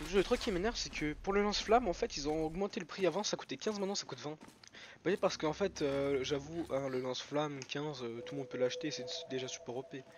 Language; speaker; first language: French; native; French